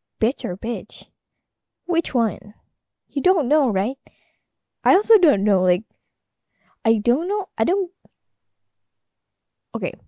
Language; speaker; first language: English; non-native, learner; Indonesian